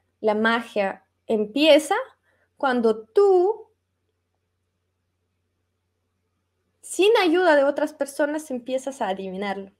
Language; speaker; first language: Spanish; non-native, fluent; Russian